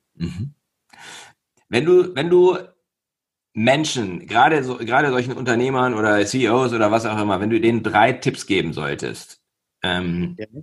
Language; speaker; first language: German; native; German